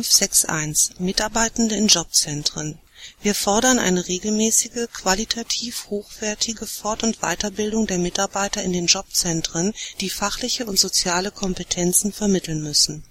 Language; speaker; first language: German; native; German